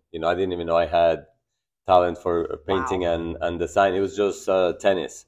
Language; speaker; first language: English; non-native, fluent; Spanish